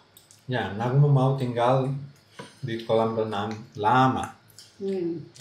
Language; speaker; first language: Indonesian; non-native, learner; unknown